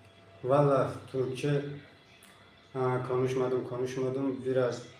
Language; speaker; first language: Turkish; non-native, learner; Tajik